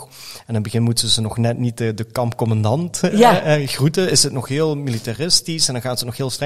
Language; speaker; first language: Dutch; native; Dutch